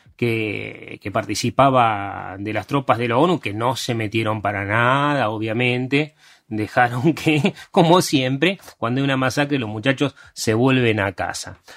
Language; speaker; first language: Spanish; early bilingual, other home language; Hungarian